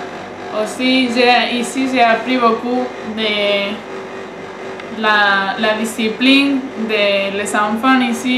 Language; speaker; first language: French; non-native, learner; Spanish